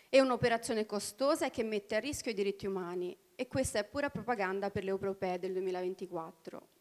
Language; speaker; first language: Italian; early bilingual, other home language; Albanian